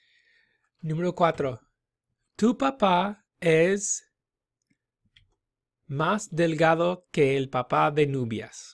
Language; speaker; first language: Spanish; non-native, fluent; English